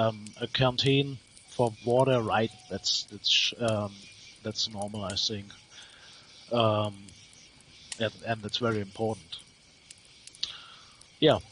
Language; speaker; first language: English; non-native, learner; German